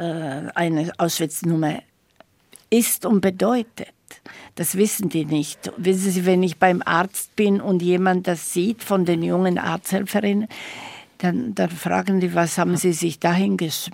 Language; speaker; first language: German; non-native, fluent; Slovak